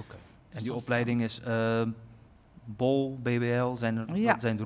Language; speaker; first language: Dutch; native; Dutch